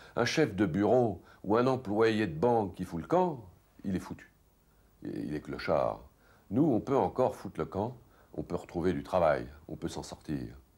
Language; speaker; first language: French; native; French